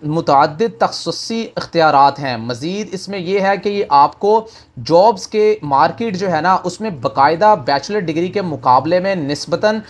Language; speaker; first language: Urdu; native; Urdu